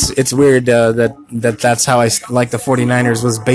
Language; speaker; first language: English; native; English